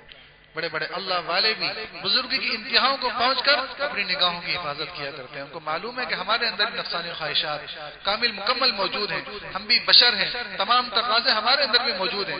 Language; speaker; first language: Urdu; native; Urdu